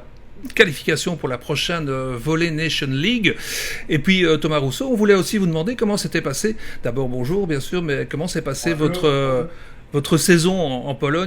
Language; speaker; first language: French; native; French